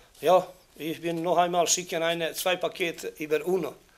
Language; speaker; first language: German; non-native, learner; Bosnian